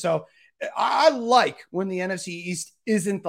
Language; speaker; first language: English; native; English